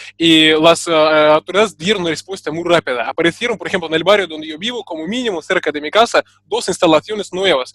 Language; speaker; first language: Spanish; non-native, fluent; Russian